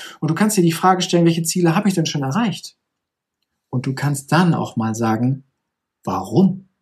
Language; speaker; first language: German; native; German